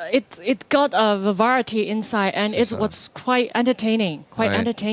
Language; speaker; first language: English; non-native, fluent; Cantonese